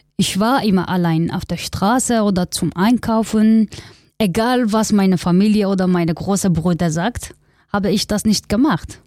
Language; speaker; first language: German; non-native, learner; Kurdish